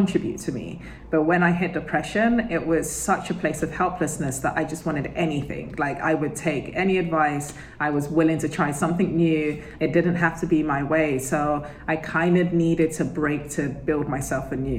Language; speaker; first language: English; native; English